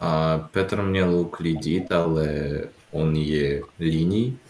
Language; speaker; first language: Czech; non-native, learner; Russian